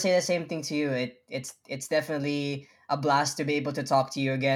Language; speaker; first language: English; non-native, local second language; Filipino